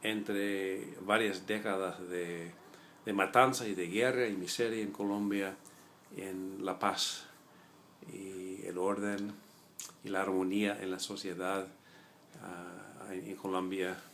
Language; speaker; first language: Spanish; non-native, fluent; English